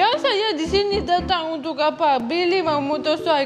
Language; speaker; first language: Indonesian; non-native, learner; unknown